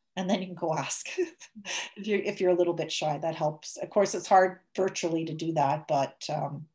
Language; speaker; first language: English; native; English